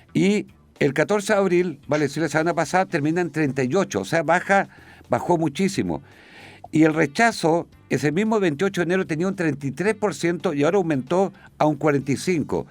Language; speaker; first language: Spanish; native; Spanish